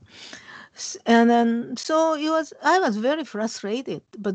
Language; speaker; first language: English; non-native, fluent; Japanese